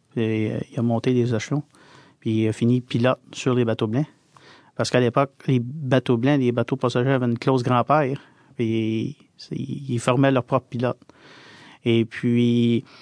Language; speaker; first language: French; native; French